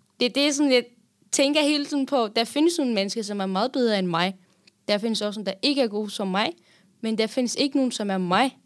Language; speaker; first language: Danish; non-native, fluent; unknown